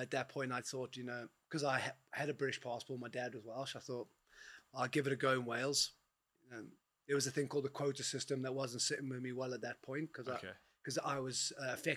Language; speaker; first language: English; native; English